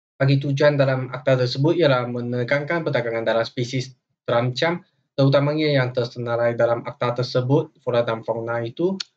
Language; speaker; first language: Malay; non-native, local second language; Chinese